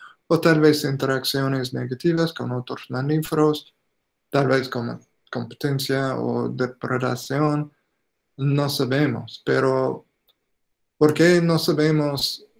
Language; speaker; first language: Spanish; non-native, fluent; English